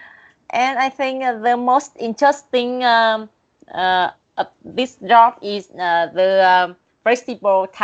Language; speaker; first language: English; non-native, learner; Vietnamese